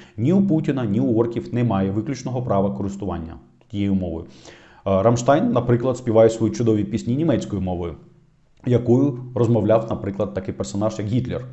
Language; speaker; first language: Ukrainian; non-native, local second language; Russian